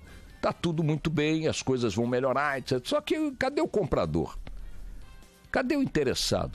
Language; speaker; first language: Portuguese; native; Portuguese